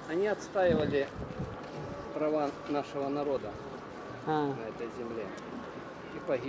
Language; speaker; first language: Russian; native; Russian